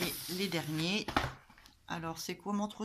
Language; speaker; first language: French; native; French